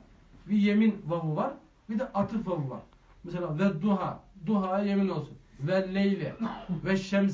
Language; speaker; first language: Turkish; native; Turkish